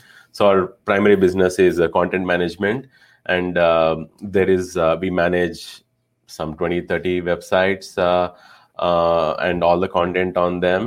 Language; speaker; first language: English; non-native, local second language; Telugu